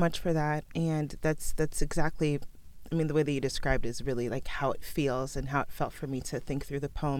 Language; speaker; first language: English; early bilingual, other home language; Krio